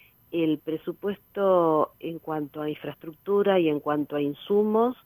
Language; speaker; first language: Spanish; native; Spanish